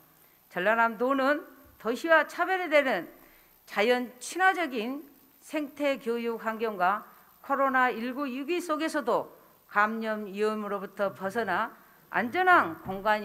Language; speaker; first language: Korean; native; Korean